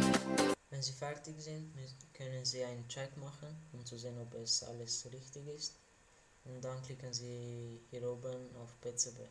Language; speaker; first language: German; non-native, learner; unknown